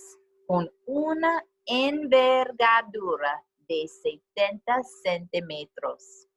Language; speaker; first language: Spanish; non-native, learner; English